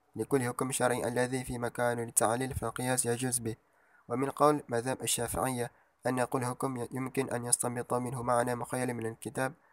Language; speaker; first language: Arabic; non-native, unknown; Malay